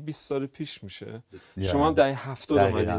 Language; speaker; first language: Persian; native; Persian